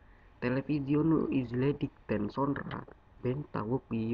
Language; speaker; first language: Turkish; non-native, learner; Indonesian